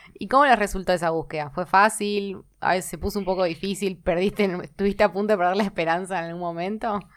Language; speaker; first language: Spanish; native; Spanish